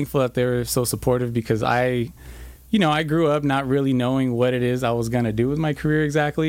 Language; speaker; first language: English; native; English